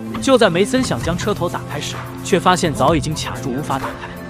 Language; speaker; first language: Chinese; native; Chinese